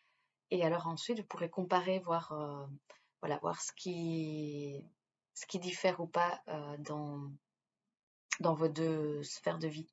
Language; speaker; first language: French; native; French